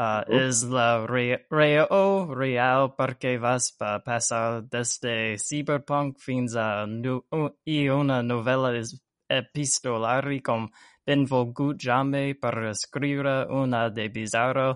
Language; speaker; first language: Catalan; non-native, learner; English